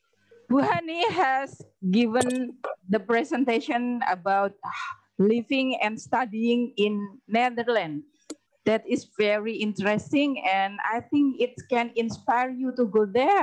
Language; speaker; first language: English; non-native, learner; Indonesian